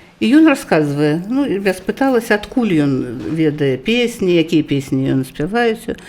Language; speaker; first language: Belarusian; native; Belarusian